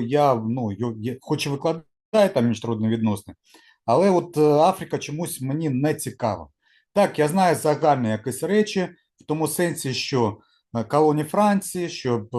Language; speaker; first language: Ukrainian; non-native, local second language; Russian